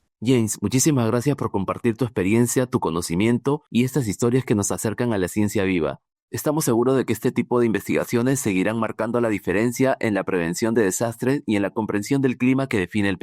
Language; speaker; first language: Spanish; native; Spanish